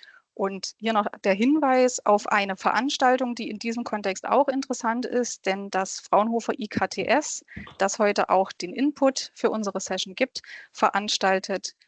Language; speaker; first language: German; native; German